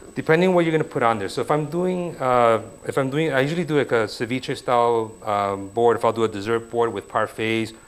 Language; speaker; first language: English; native; English